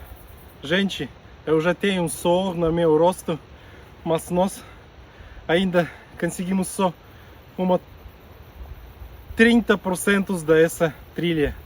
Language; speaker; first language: Portuguese; non-native, learner; Russian